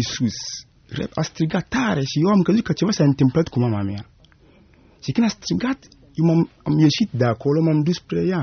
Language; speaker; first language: Romanian; non-native, fluent; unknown